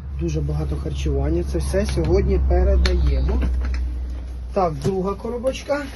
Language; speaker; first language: Ukrainian; native; Ukrainian